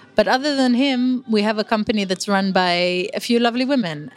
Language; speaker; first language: English; non-native, fluent; Hebrew